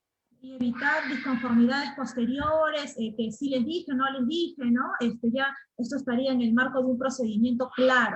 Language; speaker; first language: Spanish; native; Spanish